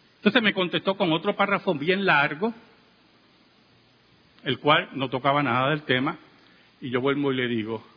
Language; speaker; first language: Spanish; native; Spanish